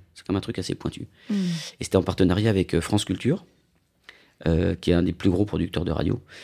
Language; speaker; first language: French; native; French